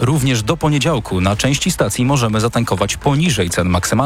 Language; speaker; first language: Polish; native; Polish